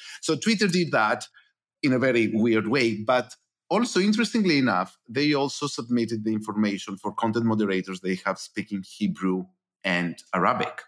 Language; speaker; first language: English; non-native, fluent; Greek